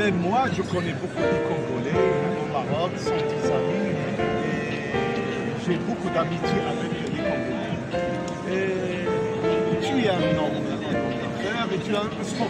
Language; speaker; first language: French; non-native, local second language; Arabic